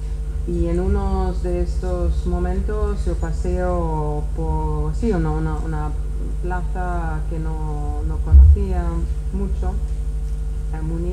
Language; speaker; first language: Spanish; non-native, fluent; Czech